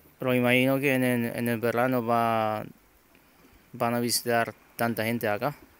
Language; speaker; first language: Spanish; non-native, learner; Japanese